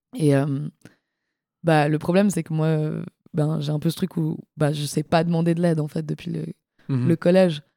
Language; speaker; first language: French; native; French